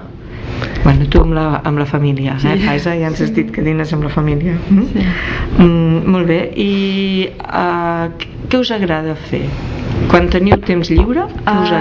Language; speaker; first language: Catalan; native; Catalan